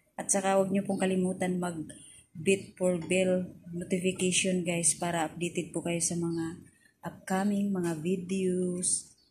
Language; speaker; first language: Filipino; non-native, local second language; Cebuano